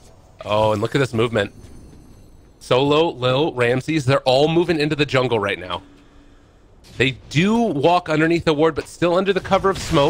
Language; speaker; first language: English; native; English